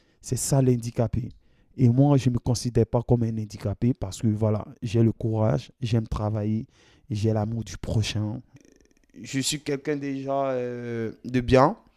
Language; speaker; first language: French; non-native, local second language; Dyula